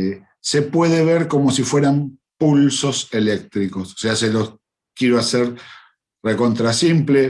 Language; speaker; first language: Spanish; native; Spanish